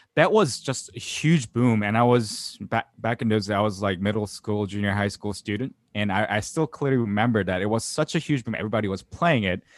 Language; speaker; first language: English; non-native, fluent; Korean